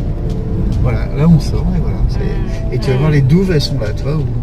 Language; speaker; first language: French; native; French